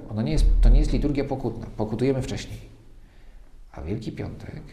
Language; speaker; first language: Polish; native; Polish